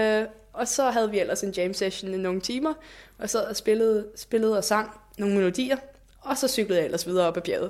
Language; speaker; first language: Danish; native; Danish